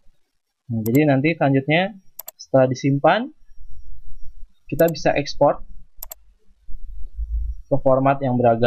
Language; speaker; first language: Indonesian; native; Indonesian